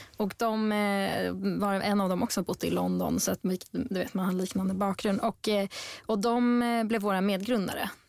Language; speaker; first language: Swedish; native; Swedish